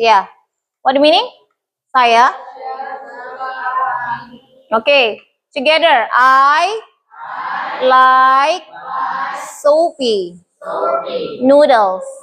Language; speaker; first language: English; non-native, learner; Indonesian